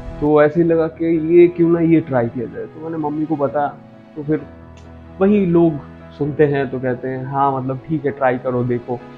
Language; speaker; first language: Hindi; non-native, local second language; Bangla